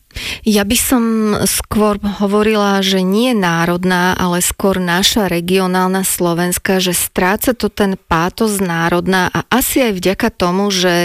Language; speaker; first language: Slovak; native; Slovak